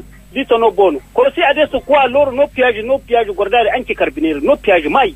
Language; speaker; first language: Italian; non-native, learner; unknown